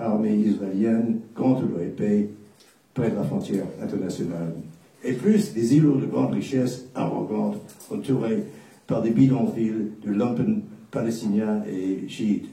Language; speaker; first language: French; non-native, fluent; English